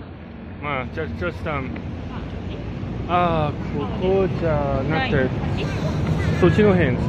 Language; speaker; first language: Japanese; non-native, learner; English